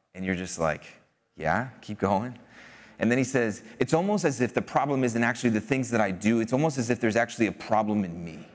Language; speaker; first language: English; native; English